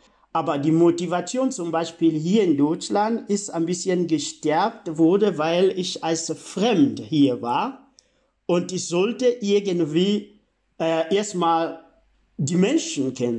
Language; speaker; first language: German; non-native, fluent; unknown